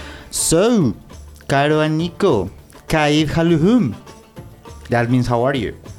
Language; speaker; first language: English; non-native, fluent; Spanish